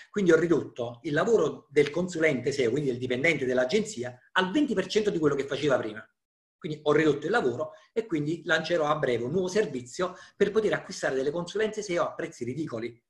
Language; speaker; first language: Italian; native; Italian